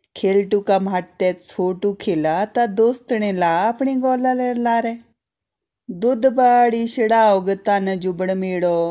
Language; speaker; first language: Hindi; native; Hindi